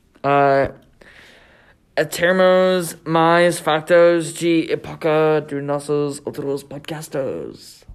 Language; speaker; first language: Portuguese; non-native, learner; English